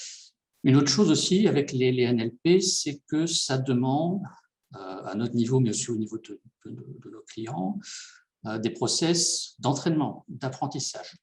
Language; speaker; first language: French; native; French